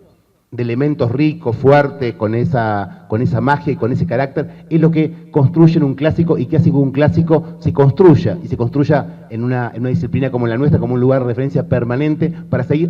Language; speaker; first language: Spanish; native; Spanish